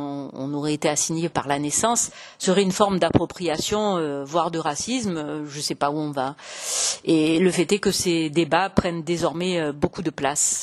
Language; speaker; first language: French; native; French